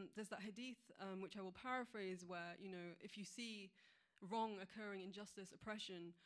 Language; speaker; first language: English; native; English